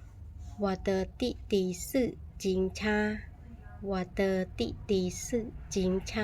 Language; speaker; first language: Chinese; non-native, fluent; Khmer